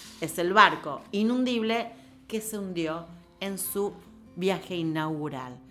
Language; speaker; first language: Spanish; native; Spanish